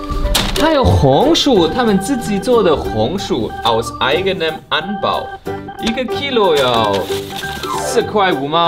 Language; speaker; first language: Chinese; non-native, fluent; German